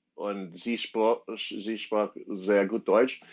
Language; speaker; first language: German; non-native, learner; English